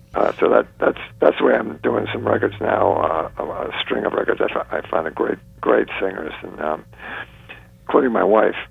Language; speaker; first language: English; native; English